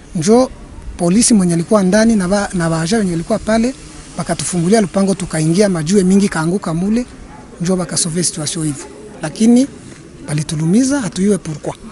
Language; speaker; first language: Swahili; non-native, local second language; Kinyarwanda